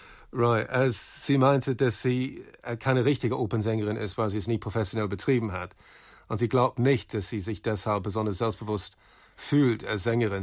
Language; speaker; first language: German; non-native, fluent; English